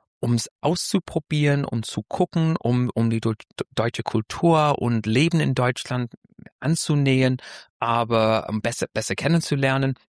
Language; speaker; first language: German; non-native, fluent; English